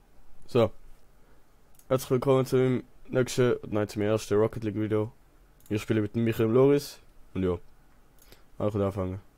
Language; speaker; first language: German; native; German